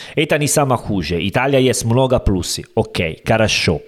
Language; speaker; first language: Russian; non-native, learner; Italian